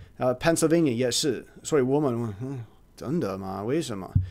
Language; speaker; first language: Chinese; non-native, learner; English